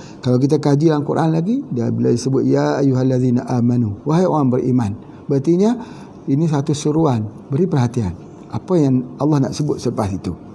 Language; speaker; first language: Malay; native; Malay